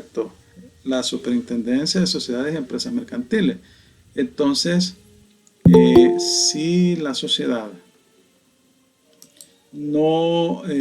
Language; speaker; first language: Spanish; native; Spanish